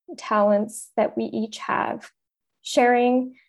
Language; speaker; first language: English; native; English